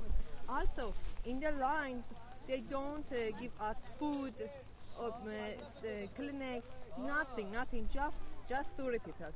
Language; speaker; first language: English; non-native, learner; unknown